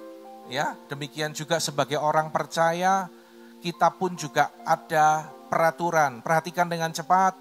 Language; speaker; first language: Indonesian; native; Indonesian